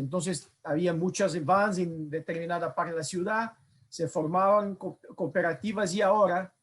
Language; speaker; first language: Spanish; non-native, fluent; Portuguese